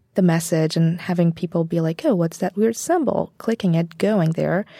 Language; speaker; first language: English; non-native, fluent; Bulgarian